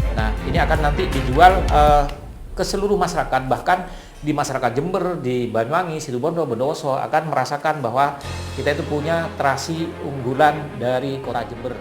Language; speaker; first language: Indonesian; non-native, local second language; Madurese